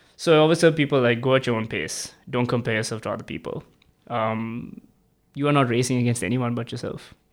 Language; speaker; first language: English; non-native, local second language; Tamil